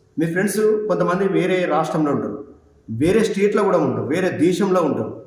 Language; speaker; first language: Telugu; native; Telugu